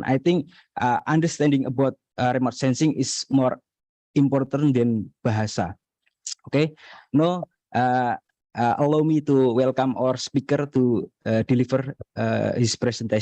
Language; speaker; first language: English; non-native, learner; Indonesian